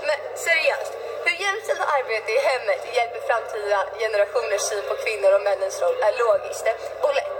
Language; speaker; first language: Swedish; native; Swedish